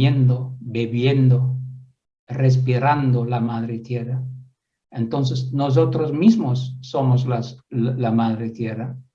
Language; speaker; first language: Spanish; non-native, fluent; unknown